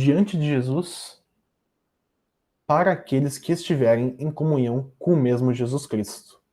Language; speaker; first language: Portuguese; native; Portuguese